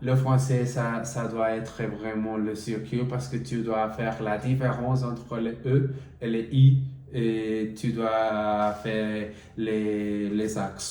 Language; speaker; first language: French; non-native, learner; Spanish